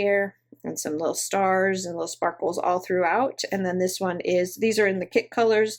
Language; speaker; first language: English; native; English